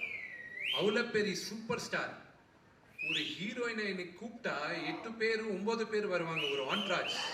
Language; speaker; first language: Tamil; non-native, local second language; Telugu